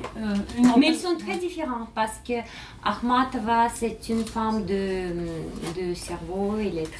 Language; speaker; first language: French; non-native, learner; Russian